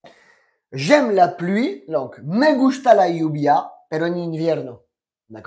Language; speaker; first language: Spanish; non-native, fluent; French